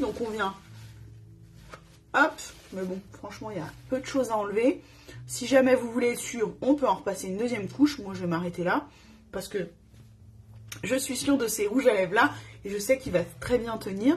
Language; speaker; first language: French; native; French